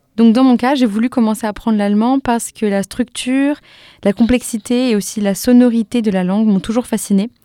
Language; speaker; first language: French; native; French